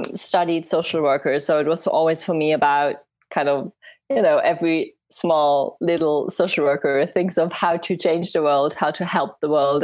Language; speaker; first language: English; non-native, fluent; German